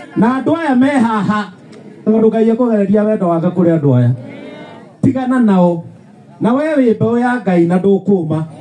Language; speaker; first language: Kikuyu; native; Kikuyu